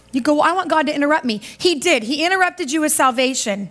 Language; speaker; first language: English; native; English